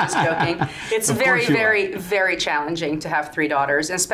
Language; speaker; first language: English; non-native, fluent; Swedish